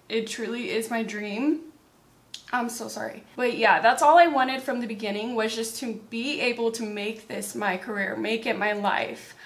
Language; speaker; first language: English; native; English